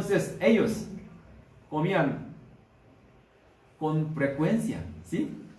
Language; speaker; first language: Spanish; non-native, learner; Korean